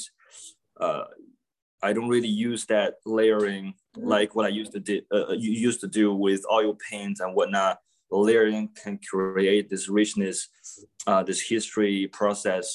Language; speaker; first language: English; non-native, fluent; Chinese